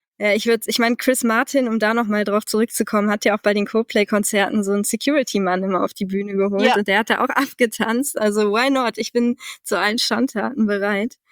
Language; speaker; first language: German; native; German